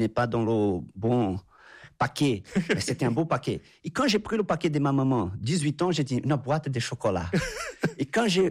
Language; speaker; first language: French; non-native, fluent; Portuguese